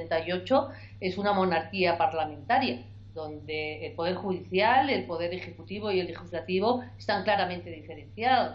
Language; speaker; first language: Spanish; native; Spanish